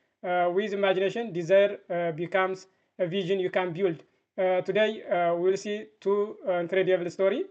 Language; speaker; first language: English; non-native, fluent; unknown